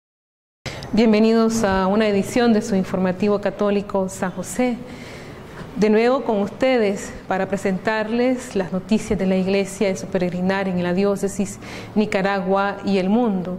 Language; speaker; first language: Spanish; native; Spanish